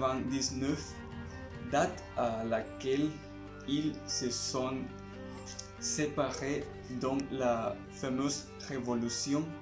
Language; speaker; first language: French; non-native, learner; Spanish